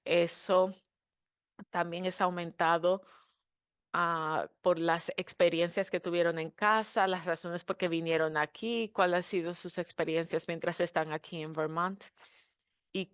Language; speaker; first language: Spanish; non-native, fluent; English